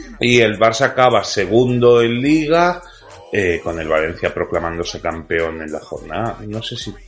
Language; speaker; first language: Spanish; native; Spanish